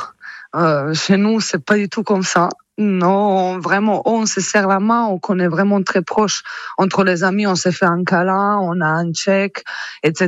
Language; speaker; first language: French; non-native, fluent; Croatian